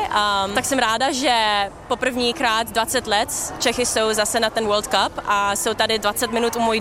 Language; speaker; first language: Czech; early bilingual, heritage; Czech